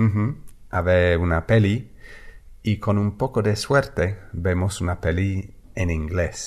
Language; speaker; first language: Spanish; non-native, fluent; English